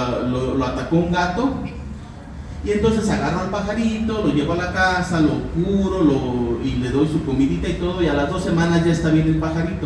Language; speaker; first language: Spanish; native; Spanish